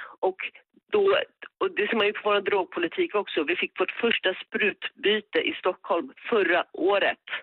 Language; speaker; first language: Swedish; native; Swedish